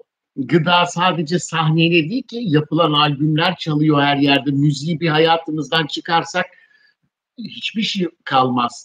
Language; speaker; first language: Turkish; native; Turkish